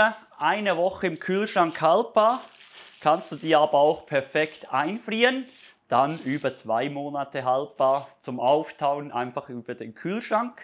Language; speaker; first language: German; native; German